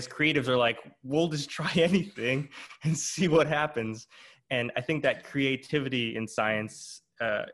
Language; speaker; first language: English; native; English